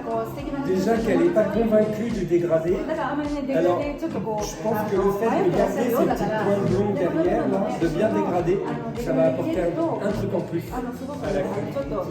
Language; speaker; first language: French; native; French